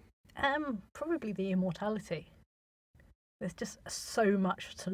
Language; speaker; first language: English; native; English